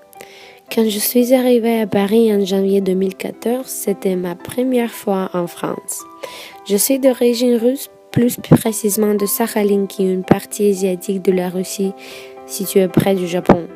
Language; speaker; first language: French; non-native, fluent; Russian